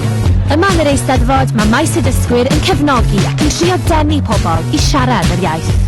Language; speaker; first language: Welsh; native; Welsh